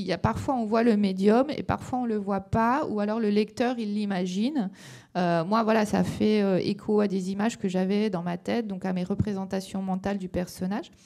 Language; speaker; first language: French; native; French